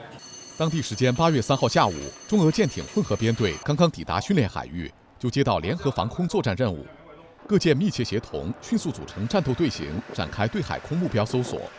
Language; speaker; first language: Chinese; native; Chinese